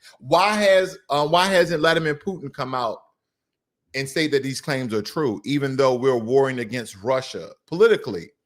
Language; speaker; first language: English; native; English